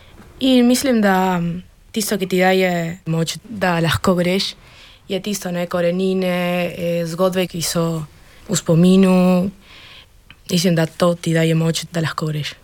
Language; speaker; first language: Slovenian; early bilingual, heritage; Slovenian